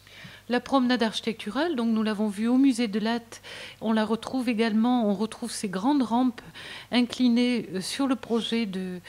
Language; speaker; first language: French; native; French